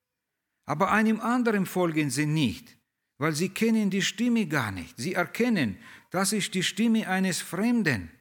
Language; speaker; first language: German; early bilingual, heritage; German